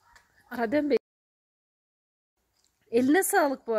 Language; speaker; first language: Turkish; native; Turkish